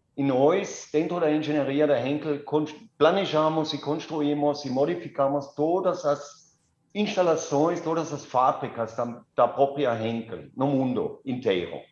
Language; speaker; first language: Portuguese; non-native, fluent; German